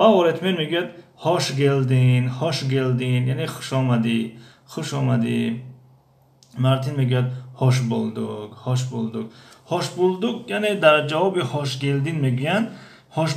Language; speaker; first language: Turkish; non-native, fluent; Persian